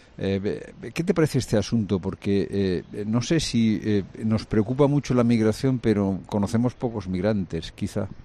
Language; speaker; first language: Spanish; native; Spanish